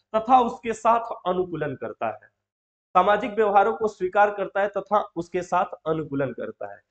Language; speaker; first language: Hindi; native; Hindi